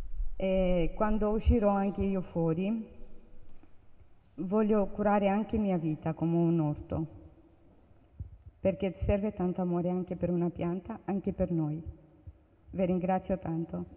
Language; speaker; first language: Italian; non-native, learner; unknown